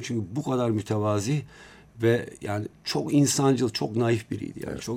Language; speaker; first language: Turkish; native; Turkish